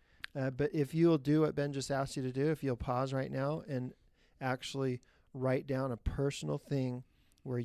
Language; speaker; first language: English; native; English